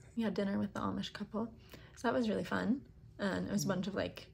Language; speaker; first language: English; native; English